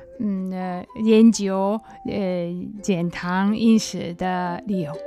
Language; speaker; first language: Chinese; non-native, learner; Japanese